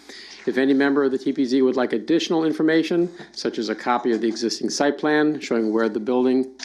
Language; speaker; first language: English; native; English